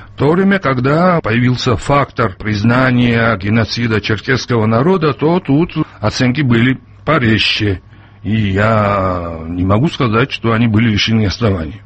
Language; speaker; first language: Russian; non-native, local second language; Georgian